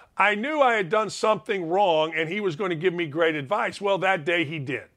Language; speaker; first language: English; early bilingual, other home language; Serbian